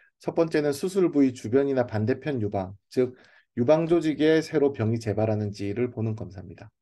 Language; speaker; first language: Korean; native; Korean